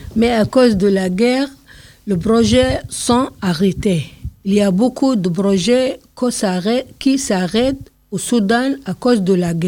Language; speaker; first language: French; non-native, learner; Arabic